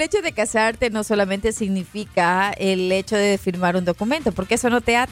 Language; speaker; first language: Spanish; native; Spanish